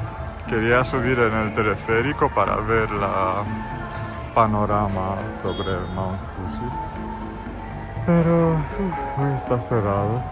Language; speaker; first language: Spanish; non-native, fluent; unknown